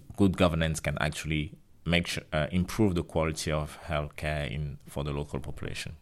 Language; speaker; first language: English; non-native, local second language; French